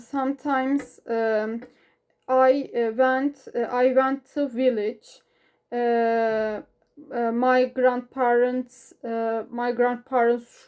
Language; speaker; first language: English; non-native, learner; Turkish